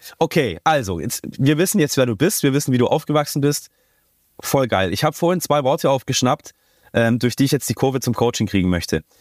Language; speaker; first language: German; native; German